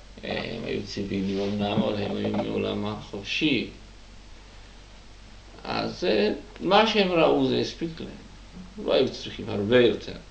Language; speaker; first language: Hebrew; non-native, fluent; Czech